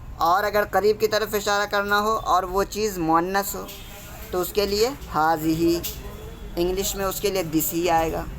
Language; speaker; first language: Urdu; native; Urdu